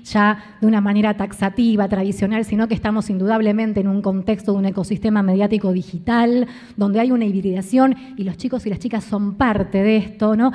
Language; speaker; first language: Spanish; native; Spanish